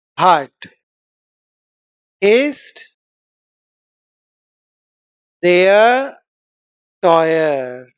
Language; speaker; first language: German; non-native, fluent; Hindi